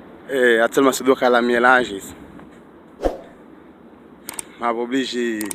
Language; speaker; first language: French; non-native, learner; Haitian Creole